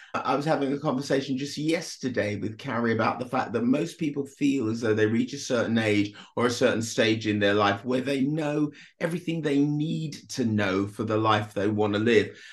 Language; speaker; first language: English; native; English